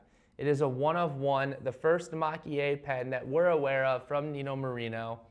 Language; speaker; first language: English; native; English